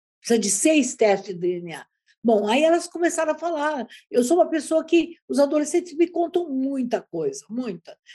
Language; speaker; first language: Portuguese; native; Portuguese